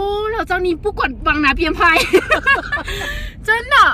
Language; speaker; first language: Chinese; non-native, fluent; Lao